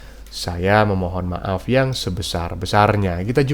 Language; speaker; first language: Indonesian; native; Indonesian